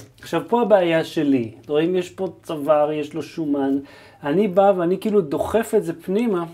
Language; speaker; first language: Hebrew; native; Hebrew